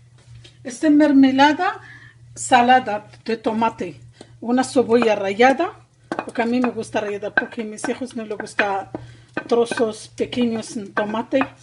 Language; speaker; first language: Spanish; non-native, learner; Arabic